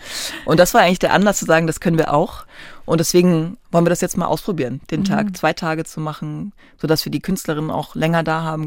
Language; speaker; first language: German; native; German